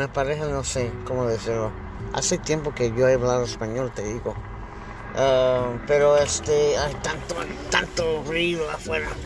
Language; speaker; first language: Spanish; early bilingual, heritage; English